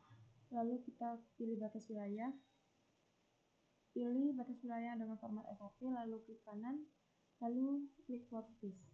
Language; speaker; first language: Indonesian; native; Indonesian